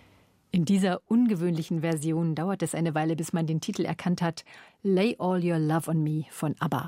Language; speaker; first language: German; native; German